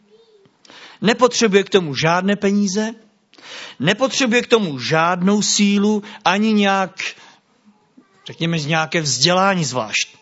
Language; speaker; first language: Czech; native; Czech